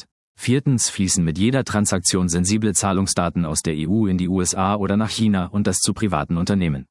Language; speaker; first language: German; native; German